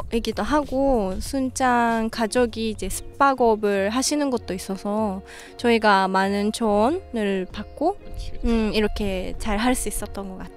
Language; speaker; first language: Korean; non-native, fluent; Japanese